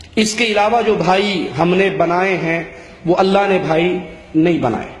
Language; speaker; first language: Urdu; non-native, local second language; Punjabi